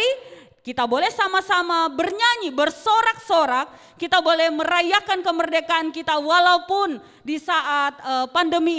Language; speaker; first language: Indonesian; native; Indonesian